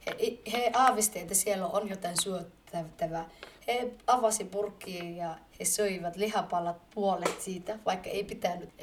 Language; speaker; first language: Finnish; early bilingual, other home language; Somali